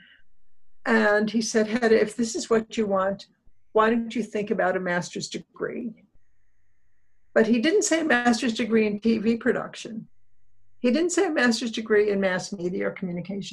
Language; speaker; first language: English; native; English